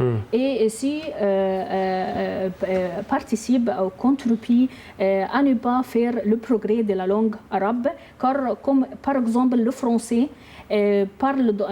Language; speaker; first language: French; non-native, learner; Arabic